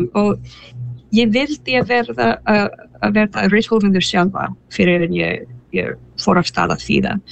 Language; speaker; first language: Icelandic; non-native, fluent; English